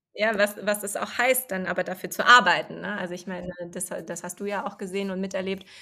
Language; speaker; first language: German; early bilingual, other home language; Chinese